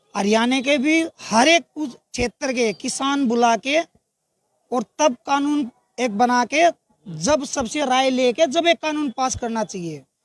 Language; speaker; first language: Hindi; native; Hindi